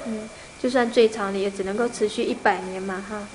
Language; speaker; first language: Chinese; native; Chinese